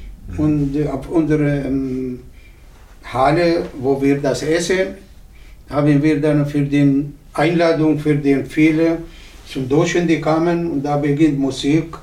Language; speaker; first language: German; non-native, learner; Arabic